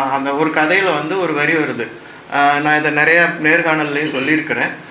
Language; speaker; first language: Tamil; native; Tamil